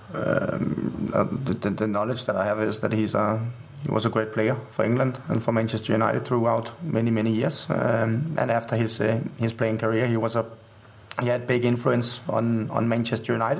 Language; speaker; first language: English; non-native, fluent; Danish